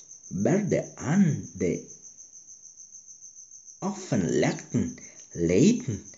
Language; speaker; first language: German; non-native, learner; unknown